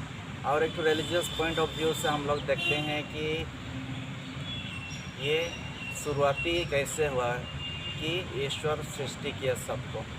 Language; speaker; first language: Hindi; non-native, local second language; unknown